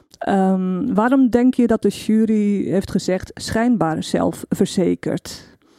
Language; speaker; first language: Dutch; native; Dutch